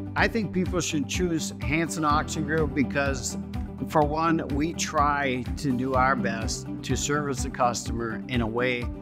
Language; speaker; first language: English; native; English